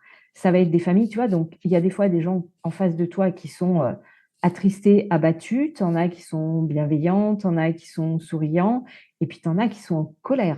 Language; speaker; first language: French; native; French